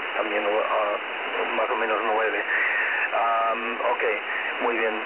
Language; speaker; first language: Spanish; non-native, learner; German